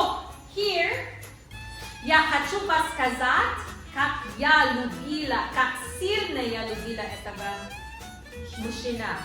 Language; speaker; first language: Russian; non-native, local second language; Tajik